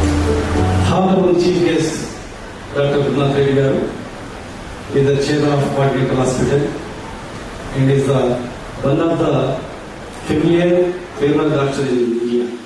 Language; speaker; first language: English; non-native, local second language; Telugu